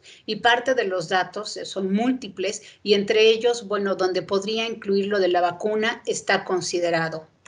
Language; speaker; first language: Spanish; native; Spanish